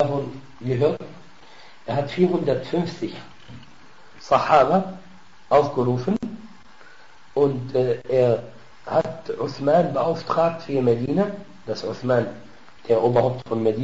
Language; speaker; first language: German; non-native, fluent; Arabic